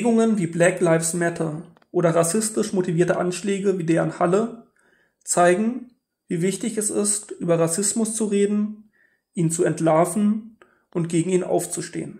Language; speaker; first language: German; native; German